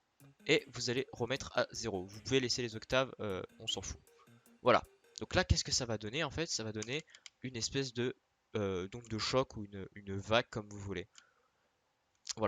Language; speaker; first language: French; native; French